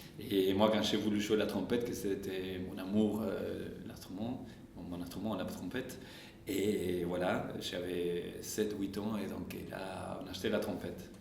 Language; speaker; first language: French; non-native, fluent; Spanish